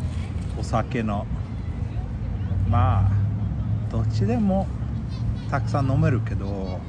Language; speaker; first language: Japanese; non-native, fluent; Swedish